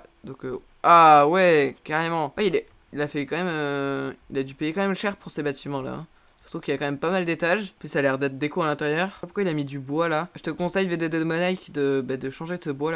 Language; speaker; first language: French; native; French